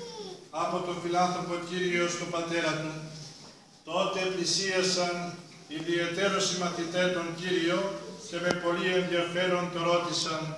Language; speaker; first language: Greek; native; Greek